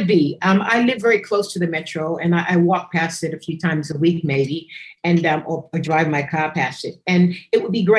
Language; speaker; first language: English; native; English